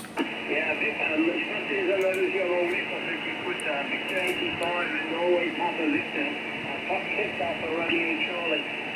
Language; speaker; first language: French; native; French